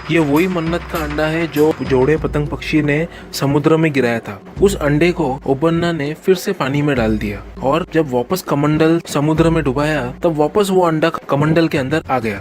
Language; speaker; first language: Hindi; non-native, local second language; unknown